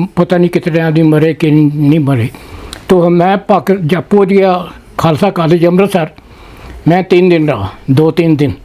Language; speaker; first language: Urdu; non-native, local second language; Punjabi